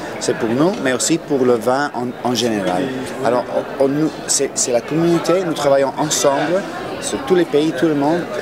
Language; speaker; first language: French; non-native, fluent; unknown